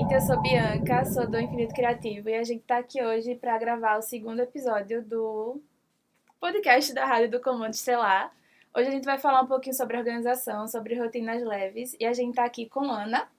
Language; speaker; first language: Portuguese; native; Portuguese